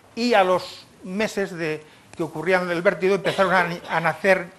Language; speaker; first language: Spanish; native; Spanish